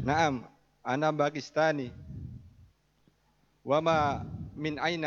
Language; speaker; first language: Arabic; non-native, learner; Indonesian